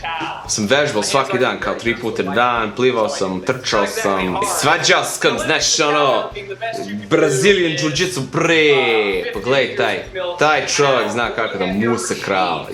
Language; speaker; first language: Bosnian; early bilingual, heritage; English